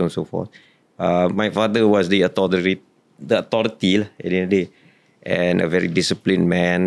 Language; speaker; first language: English; non-native, local second language; Malay